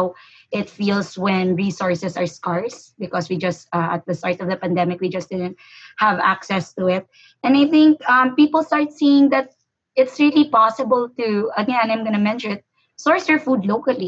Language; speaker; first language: English; non-native, local second language; Hiligaynon